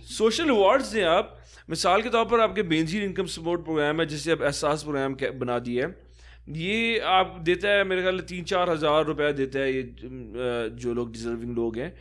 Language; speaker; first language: Urdu; native; Urdu